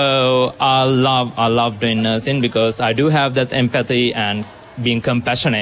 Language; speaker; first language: English; non-native, local second language; Sinhala